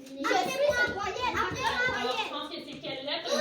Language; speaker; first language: French; native; French